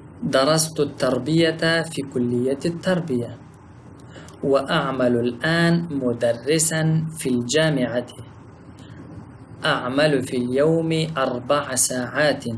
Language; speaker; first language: Arabic; non-native, fluent; Pashto